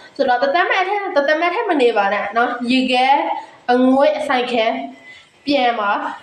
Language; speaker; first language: Burmese; non-native, local second language; Mon